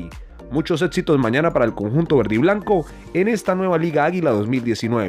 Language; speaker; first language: Spanish; native; Spanish